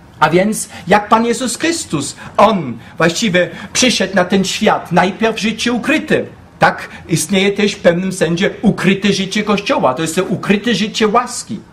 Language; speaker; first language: Polish; non-native, fluent; German